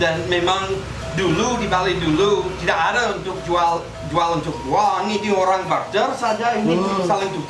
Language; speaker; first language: Indonesian; non-native, fluent; Spanish